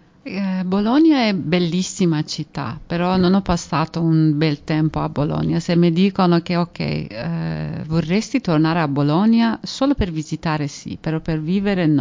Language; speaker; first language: Italian; non-native, fluent; Persian